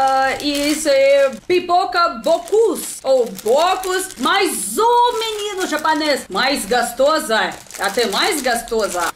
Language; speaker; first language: Portuguese; non-native, learner; Russian